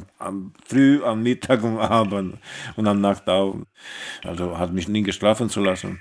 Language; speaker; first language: German; non-native, fluent; Romanian